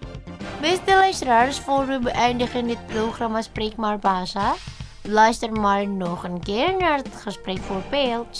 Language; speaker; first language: Dutch; non-native, fluent; Indonesian